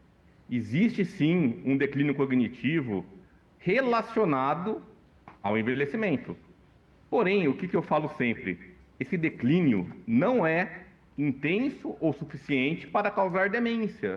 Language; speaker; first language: Portuguese; native; Portuguese